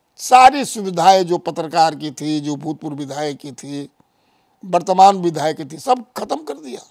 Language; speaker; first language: Hindi; native; Hindi